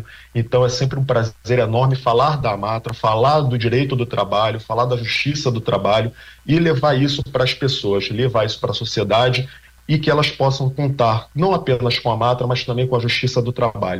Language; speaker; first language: Portuguese; native; Portuguese